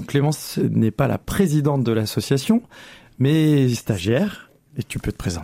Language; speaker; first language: French; native; French